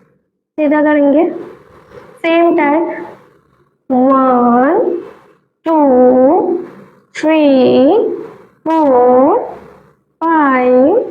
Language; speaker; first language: Hindi; non-native, local second language; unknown